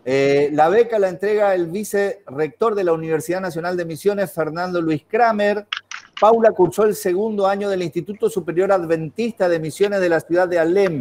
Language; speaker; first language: Spanish; native; Spanish